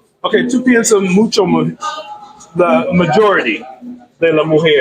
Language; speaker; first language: Spanish; non-native, learner; English